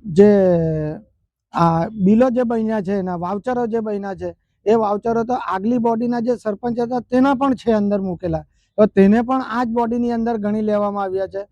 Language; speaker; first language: Gujarati; native; Gujarati